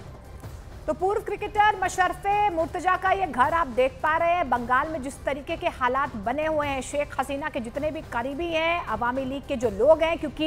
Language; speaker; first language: Hindi; native; Hindi